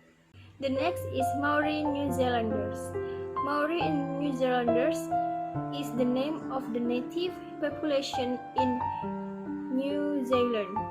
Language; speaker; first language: English; non-native, learner; Indonesian